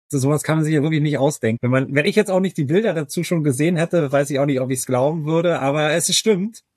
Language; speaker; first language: German; native; German